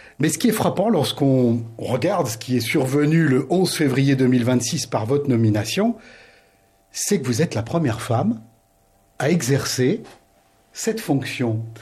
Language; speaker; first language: French; native; French